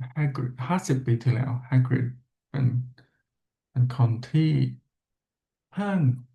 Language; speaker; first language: Thai; non-native, learner; English